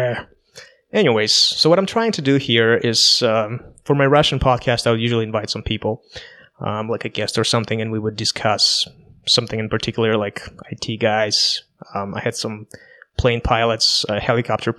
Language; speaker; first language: English; non-native, fluent; Russian